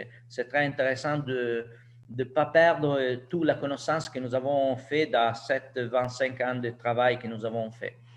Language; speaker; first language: French; non-native, learner; Italian